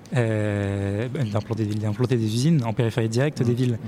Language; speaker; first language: French; native; French